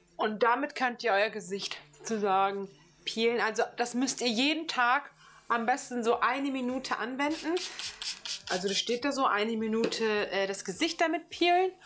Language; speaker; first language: German; early bilingual, other home language; Turkish